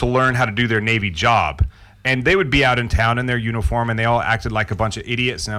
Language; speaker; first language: English; native; English